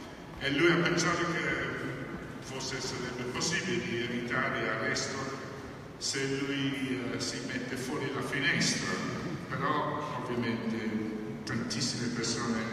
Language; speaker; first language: Italian; non-native, fluent; English